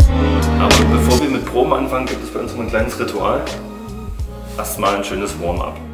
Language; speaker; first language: German; native; German